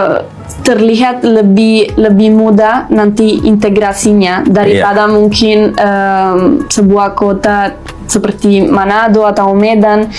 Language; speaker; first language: Indonesian; non-native, fluent; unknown